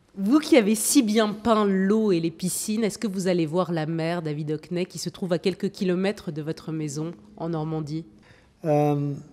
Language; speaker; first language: French; native; French